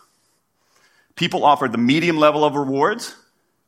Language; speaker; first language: English; native; English